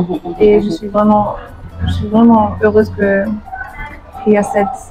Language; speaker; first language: French; non-native, fluent; German